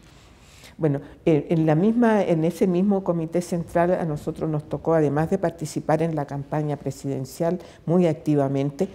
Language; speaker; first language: Spanish; native; Spanish